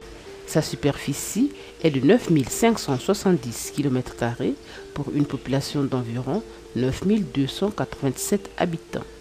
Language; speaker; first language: French; non-native, local second language; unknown